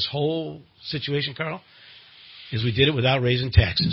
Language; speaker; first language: English; native; English